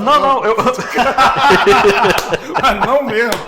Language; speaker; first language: Portuguese; native; Portuguese